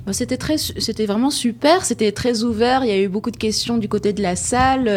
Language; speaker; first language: French; non-native, local second language; Arabic